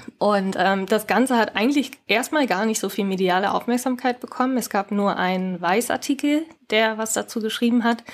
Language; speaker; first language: German; early bilingual, other home language; Japanese